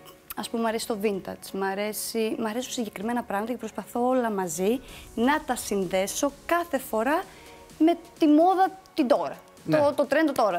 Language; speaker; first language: Greek; native; Greek